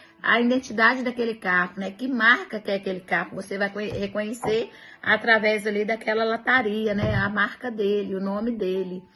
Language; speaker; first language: Portuguese; native; Portuguese